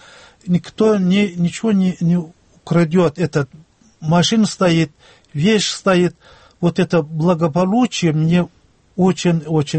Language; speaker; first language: Russian; non-native, local second language; Turkmen